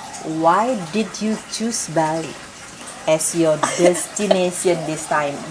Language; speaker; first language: English; non-native, local second language; Indonesian